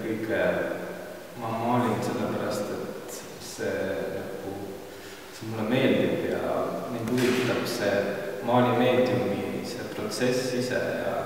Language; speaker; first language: Estonian; native; Estonian